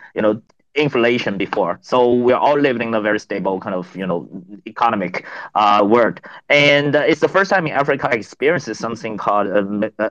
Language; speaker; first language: English; non-native, fluent; Chinese